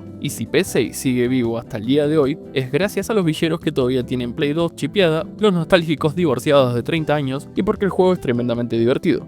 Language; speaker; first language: Spanish; native; Spanish